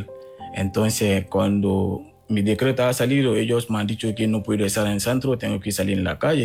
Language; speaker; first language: Spanish; non-native, learner; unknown